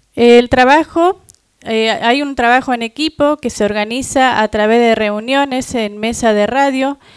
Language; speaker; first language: Spanish; non-native, local second language; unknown